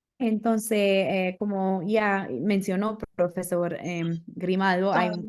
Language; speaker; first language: Spanish; non-native, learner; English